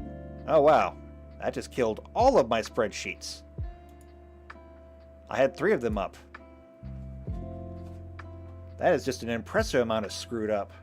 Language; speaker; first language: English; native; English